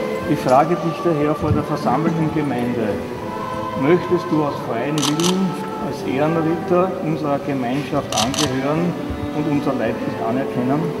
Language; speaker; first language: German; native; German